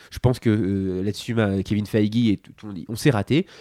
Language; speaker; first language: French; native; French